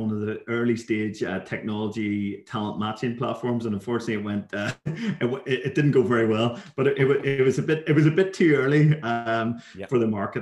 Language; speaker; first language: English; native; English